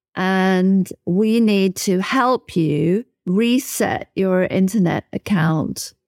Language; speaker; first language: English; native; English